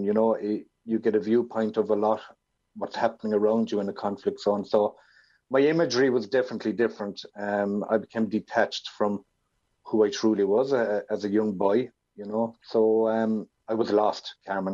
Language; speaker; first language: English; native; English